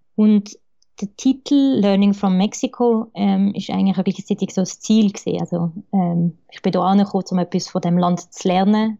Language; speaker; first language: German; early bilingual, other home language; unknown